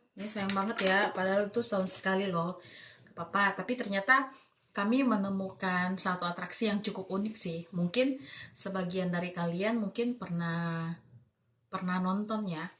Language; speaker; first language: Indonesian; native; Indonesian